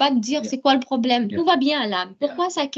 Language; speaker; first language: French; native; French